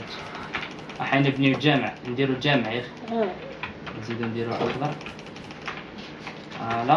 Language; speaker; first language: Arabic; native; Arabic